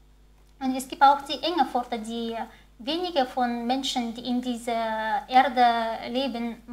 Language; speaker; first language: German; non-native, fluent; Chinese